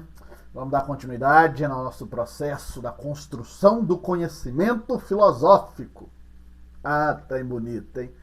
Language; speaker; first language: Portuguese; native; Portuguese